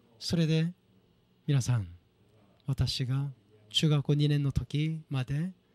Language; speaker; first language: Japanese; non-native, fluent; Korean